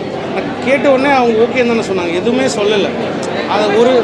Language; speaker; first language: Tamil; native; Tamil